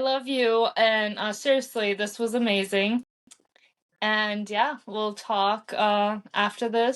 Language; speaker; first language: English; early bilingual, heritage; English